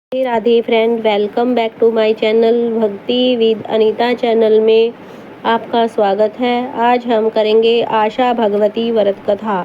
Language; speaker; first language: Hindi; native; Hindi